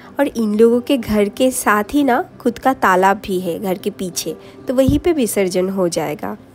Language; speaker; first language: Hindi; non-native, local second language; Bangla